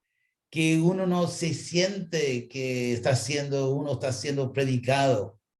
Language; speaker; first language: Spanish; non-native, fluent; English